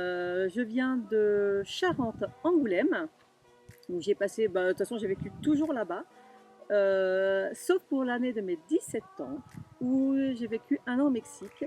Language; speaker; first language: French; native; French